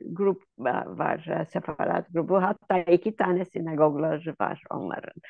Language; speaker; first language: Turkish; non-native, local second language; Ladino